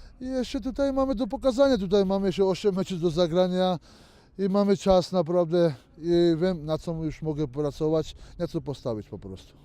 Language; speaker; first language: Polish; non-native, learner; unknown